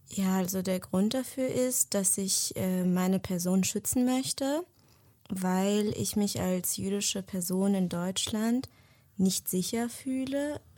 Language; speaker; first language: German; early bilingual, other home language; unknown